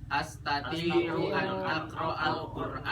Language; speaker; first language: Arabic; non-native, learner; Indonesian